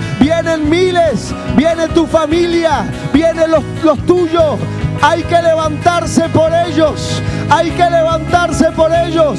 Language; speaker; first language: Spanish; native; Spanish